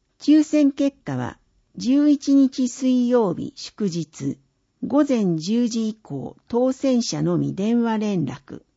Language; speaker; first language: Japanese; native; Japanese